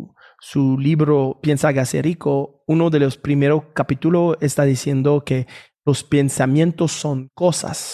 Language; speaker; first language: Spanish; non-native, fluent; French